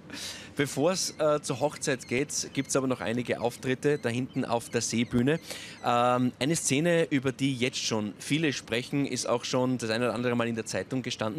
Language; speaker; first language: German; native; German